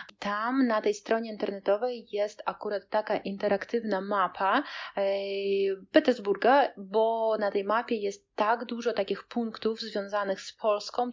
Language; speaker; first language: Polish; non-native, fluent; Russian